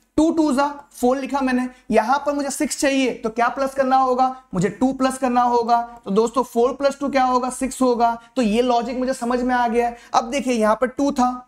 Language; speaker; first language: Hindi; native; Hindi